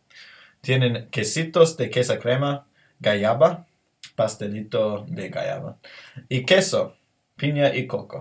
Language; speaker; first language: Spanish; non-native, learner; English